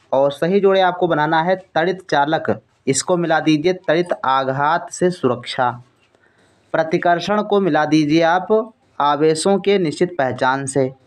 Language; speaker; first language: Hindi; native; Hindi